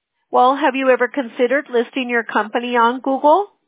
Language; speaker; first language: English; early bilingual, other home language; Spanish